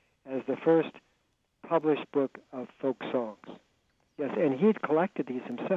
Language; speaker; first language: English; native; English